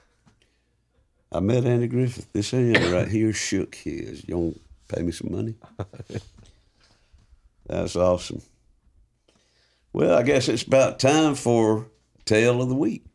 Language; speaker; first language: English; native; English